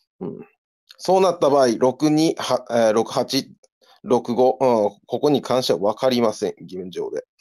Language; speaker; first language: Japanese; native; Japanese